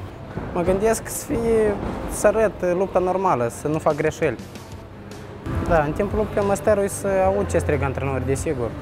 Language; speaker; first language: Romanian; non-native, local second language; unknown